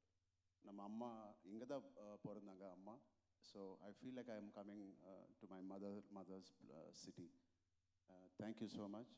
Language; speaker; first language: Tamil; non-native, learner; Telugu